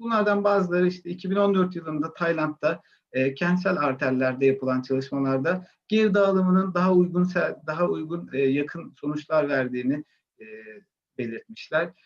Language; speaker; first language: Turkish; native; Turkish